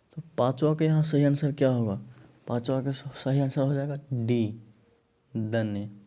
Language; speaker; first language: Hindi; native; Hindi